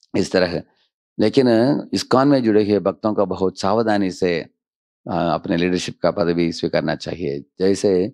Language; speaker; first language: Hindi; non-native, local second language; Telugu